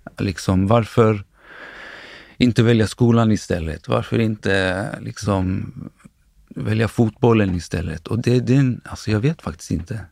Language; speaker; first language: Swedish; early bilingual, other home language; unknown